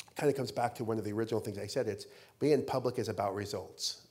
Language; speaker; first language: English; native; English